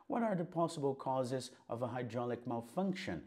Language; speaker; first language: English; non-native, fluent; Portuguese